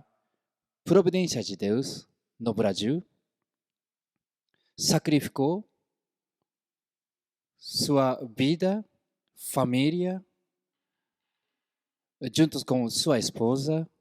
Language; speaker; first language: Portuguese; non-native, fluent; Korean